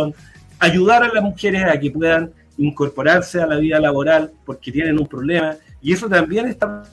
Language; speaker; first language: Spanish; native; Spanish